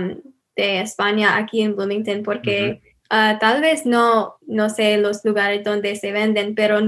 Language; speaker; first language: Spanish; non-native, learner; English